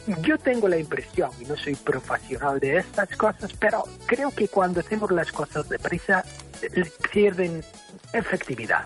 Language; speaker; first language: Spanish; non-native, fluent; English